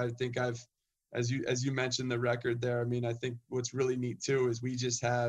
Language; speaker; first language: English; native; English